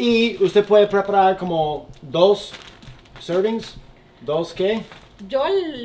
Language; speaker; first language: Spanish; non-native, learner; English